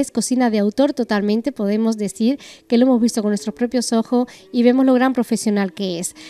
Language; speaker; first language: Spanish; native; Spanish